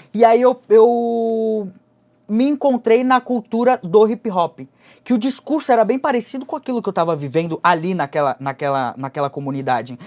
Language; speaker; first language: Portuguese; early bilingual, other home language; Japanese